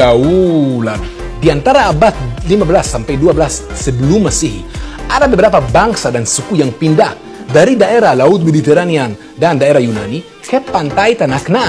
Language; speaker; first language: Indonesian; non-native, fluent; Hebrew